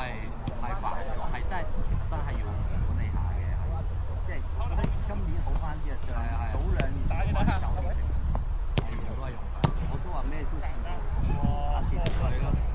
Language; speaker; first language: Cantonese; native; Cantonese